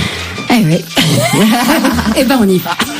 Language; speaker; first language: French; native; French